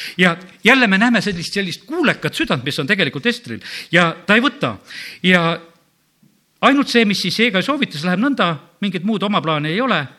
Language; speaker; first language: Estonian; native; Estonian